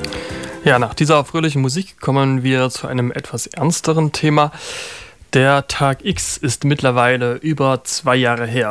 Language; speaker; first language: German; native; German